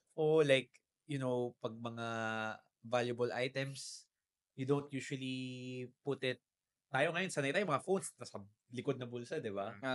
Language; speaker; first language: Filipino; native; Filipino